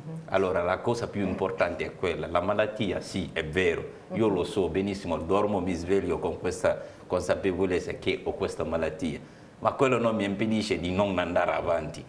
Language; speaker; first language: Italian; non-native, fluent; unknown